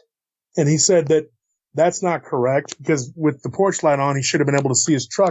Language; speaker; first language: English; native; English